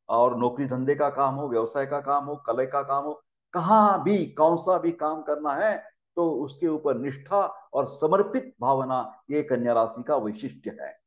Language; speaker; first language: Hindi; non-native, local second language; Marathi